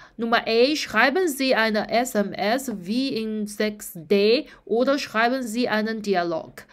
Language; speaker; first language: German; non-native, fluent; Chinese